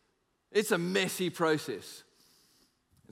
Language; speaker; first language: English; native; English